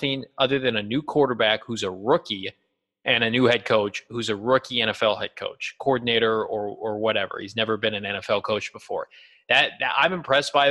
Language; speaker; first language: English; native; English